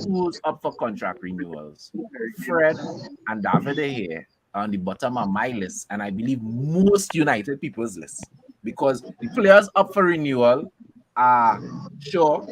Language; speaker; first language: English; native; English